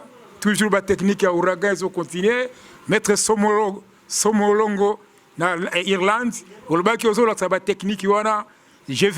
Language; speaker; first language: French; non-native, local second language; Lingala